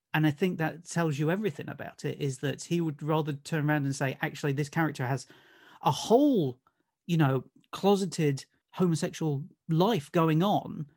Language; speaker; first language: English; native; English